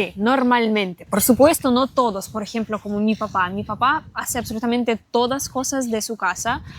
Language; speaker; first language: Spanish; non-native, learner; Russian